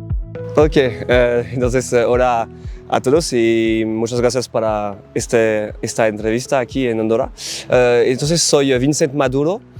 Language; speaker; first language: Spanish; non-native, learner; French